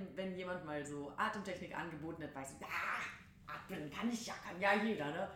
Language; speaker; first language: German; native; German